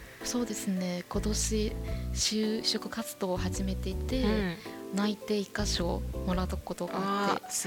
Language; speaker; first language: Japanese; non-native, fluent; Chinese